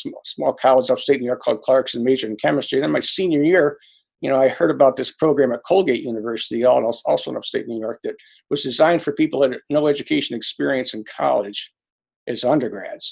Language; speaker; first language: English; native; English